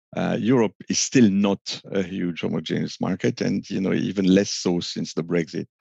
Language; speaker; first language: English; non-native, fluent; French